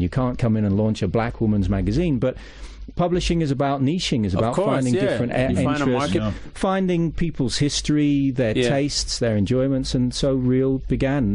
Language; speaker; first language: English; native; English